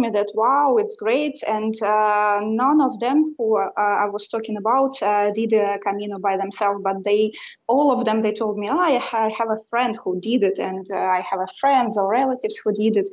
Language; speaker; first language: English; non-native, fluent; Russian